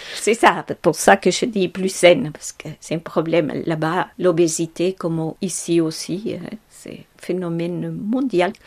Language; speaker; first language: French; non-native, fluent; Spanish